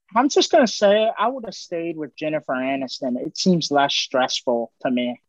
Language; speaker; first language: English; native; English